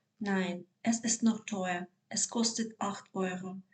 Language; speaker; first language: German; non-native, fluent; Ukrainian